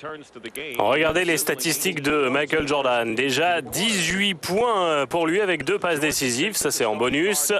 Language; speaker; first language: French; native; French